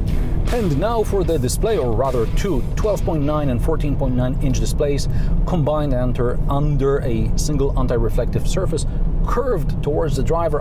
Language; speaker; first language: English; non-native, fluent; Polish